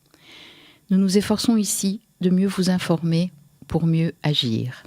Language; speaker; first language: French; native; French